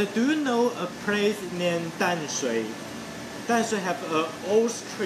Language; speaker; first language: English; non-native, learner; Chinese